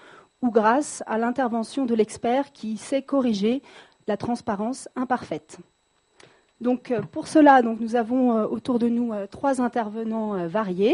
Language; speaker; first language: French; native; French